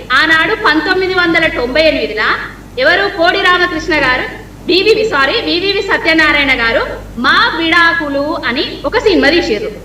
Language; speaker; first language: Telugu; native; Telugu